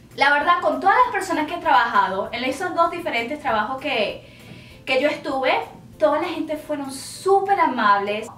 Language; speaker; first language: Spanish; early bilingual, heritage; Spanish